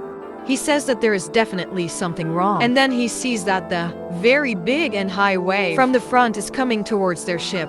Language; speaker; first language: English; non-native, local second language; Hindi